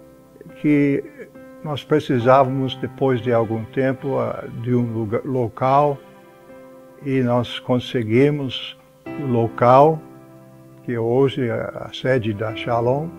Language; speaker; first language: Portuguese; non-native, fluent; English